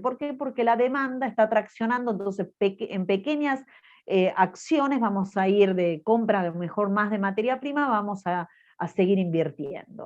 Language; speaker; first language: Spanish; native; Spanish